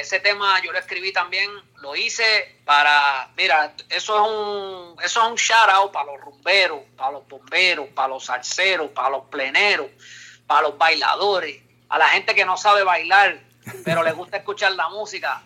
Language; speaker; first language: Spanish; native; Spanish